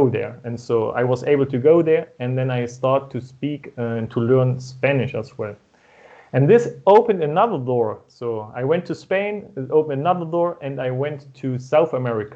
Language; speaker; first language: English; non-native, fluent; German